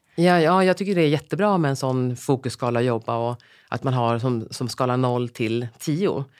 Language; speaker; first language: Swedish; native; Swedish